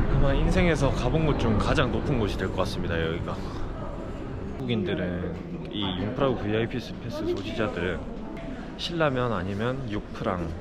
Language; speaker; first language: Korean; native; Korean